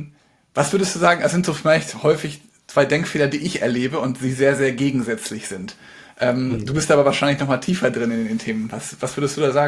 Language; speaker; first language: German; native; German